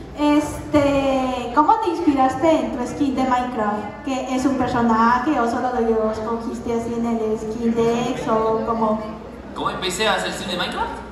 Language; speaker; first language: Spanish; non-native, fluent; French